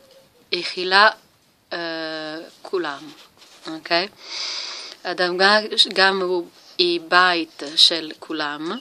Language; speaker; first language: Hebrew; non-native, learner; Italian